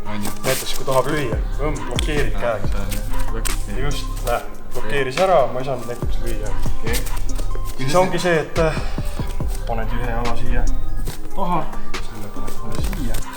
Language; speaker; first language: Estonian; native; Estonian